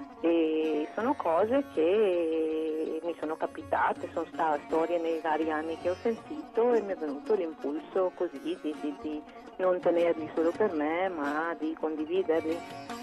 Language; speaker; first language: Italian; non-native, fluent; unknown